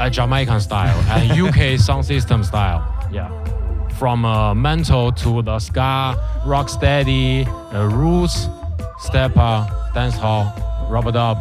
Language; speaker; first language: English; non-native, learner; Chinese